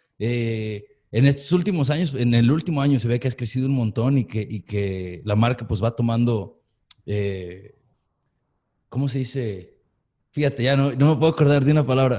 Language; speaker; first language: Spanish; native; Spanish